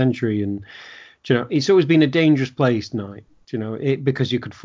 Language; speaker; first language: English; native; English